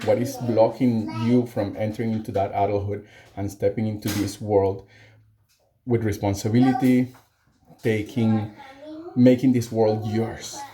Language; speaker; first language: English; non-native, fluent; Spanish